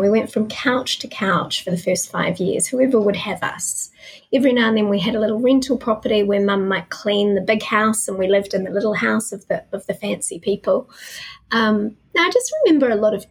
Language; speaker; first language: English; native; English